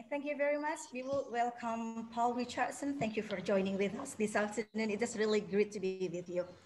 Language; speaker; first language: English; non-native, fluent; Indonesian